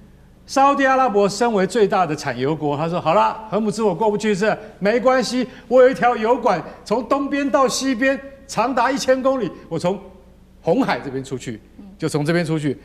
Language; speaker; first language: Chinese; native; Chinese